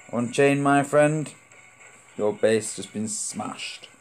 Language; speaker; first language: English; native; English